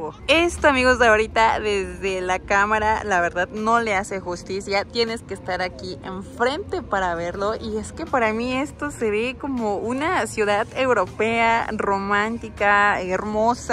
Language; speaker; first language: Spanish; native; Spanish